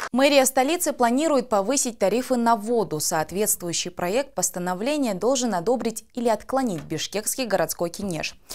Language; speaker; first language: Russian; non-native, local second language; Kyrgyz